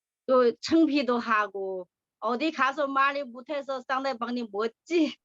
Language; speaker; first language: Korean; non-native, learner; Chinese